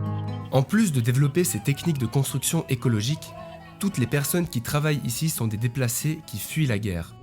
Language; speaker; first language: French; native; French